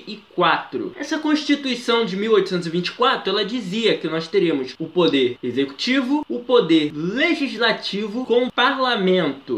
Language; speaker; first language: Portuguese; native; Portuguese